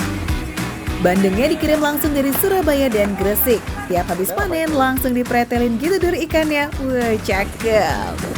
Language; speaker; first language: Indonesian; native; Indonesian